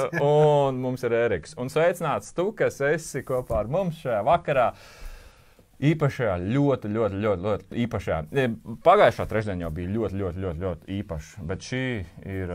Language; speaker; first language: Latvian; native; Latvian